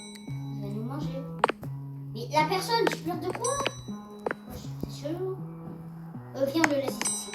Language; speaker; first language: French; native; French